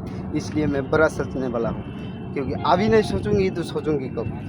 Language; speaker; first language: Hindi; non-native, local second language; Bangla